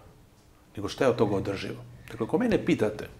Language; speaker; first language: Serbian; native; Serbian